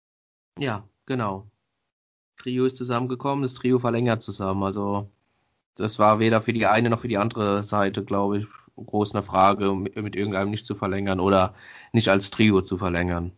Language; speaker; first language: German; native; German